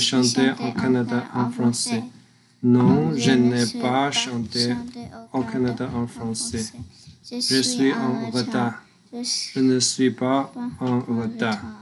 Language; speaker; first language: French; non-native, learner; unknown